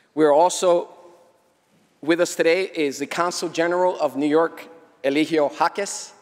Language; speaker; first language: English; early bilingual, other home language; Spanish